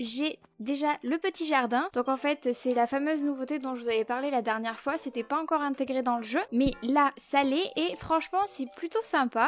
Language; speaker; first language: French; native; French